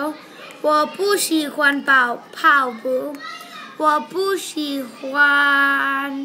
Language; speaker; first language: Chinese; non-native, learner; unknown